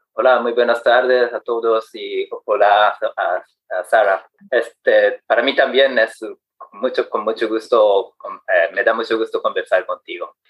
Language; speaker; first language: Spanish; non-native, fluent; Japanese